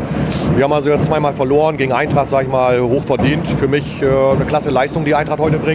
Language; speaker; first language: German; native; German